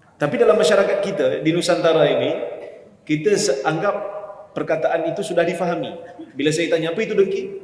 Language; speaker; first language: Malay; native; Malay